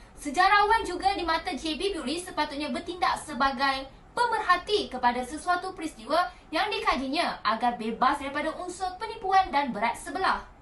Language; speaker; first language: Malay; native; Malay